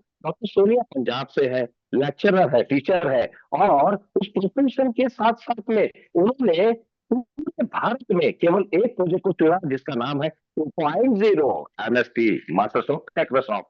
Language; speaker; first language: Hindi; native; Hindi